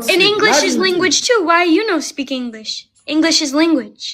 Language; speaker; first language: English; early bilingual, other home language; Amharic